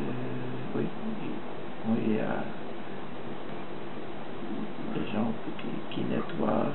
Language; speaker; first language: French; non-native, fluent; Dutch